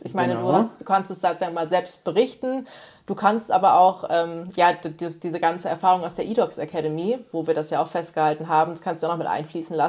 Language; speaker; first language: German; native; German